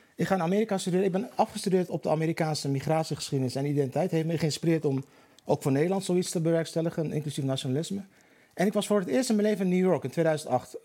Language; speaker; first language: Dutch; early bilingual, other home language; Turkish